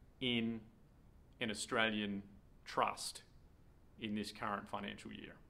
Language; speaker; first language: English; native; English